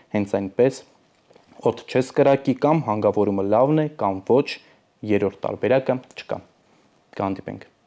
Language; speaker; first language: Armenian; native; Armenian